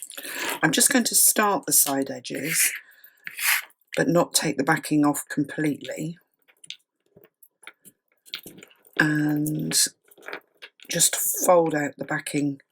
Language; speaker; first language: English; native; English